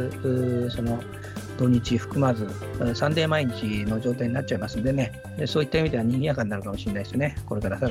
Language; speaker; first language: Japanese; native; Japanese